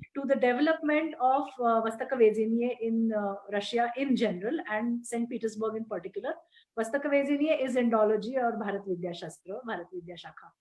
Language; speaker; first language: English; non-native, local second language; Marathi